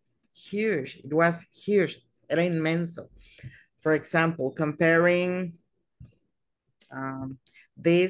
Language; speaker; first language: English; non-native, fluent; Spanish